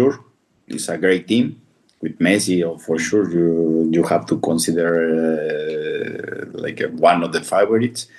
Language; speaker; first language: English; non-native, fluent; Spanish